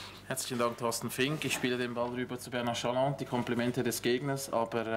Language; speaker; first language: German; native; German